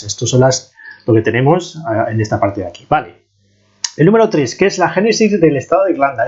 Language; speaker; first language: Spanish; native; Spanish